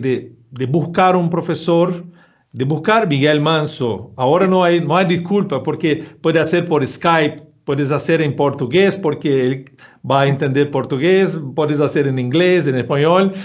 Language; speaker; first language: Spanish; non-native, fluent; Portuguese